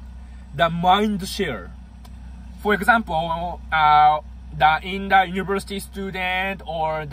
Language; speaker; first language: English; non-native, learner; Japanese